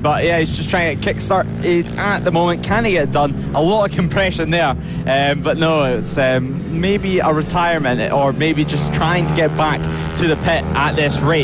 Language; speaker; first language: English; native; English